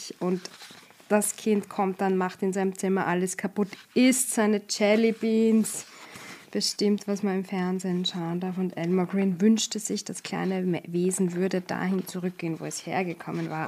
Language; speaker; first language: German; native; German